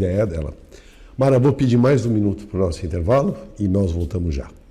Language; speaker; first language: Portuguese; native; Portuguese